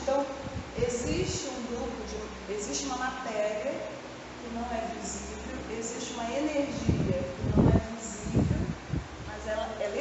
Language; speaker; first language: Portuguese; native; Portuguese